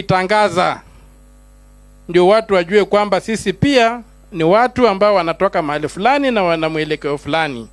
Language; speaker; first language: Swahili; non-native, local second language; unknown